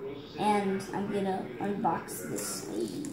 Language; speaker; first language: English; native; English